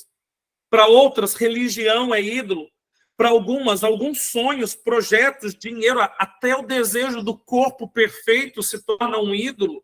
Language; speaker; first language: Portuguese; native; Portuguese